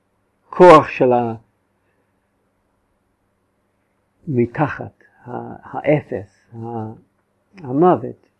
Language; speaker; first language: Hebrew; non-native, fluent; English